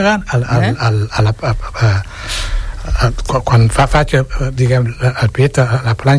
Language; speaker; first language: Catalan; non-native, fluent; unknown